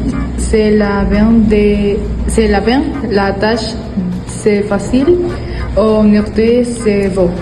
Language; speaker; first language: French; non-native, learner; Spanish